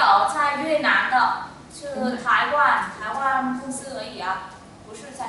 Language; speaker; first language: Chinese; non-native, fluent; Vietnamese